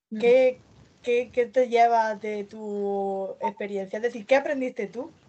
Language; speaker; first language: Spanish; native; Spanish